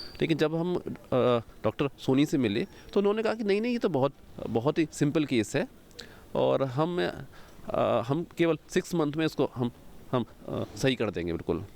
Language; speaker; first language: Hindi; native; Hindi